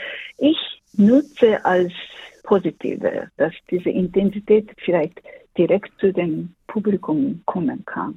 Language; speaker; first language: German; non-native, fluent; Japanese